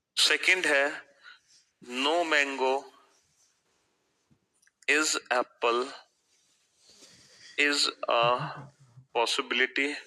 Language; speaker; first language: Hindi; native; Hindi